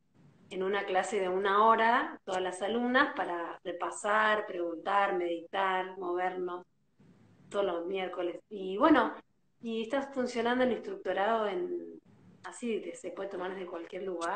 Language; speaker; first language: Spanish; native; Spanish